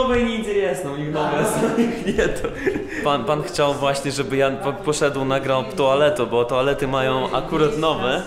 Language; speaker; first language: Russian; native; Russian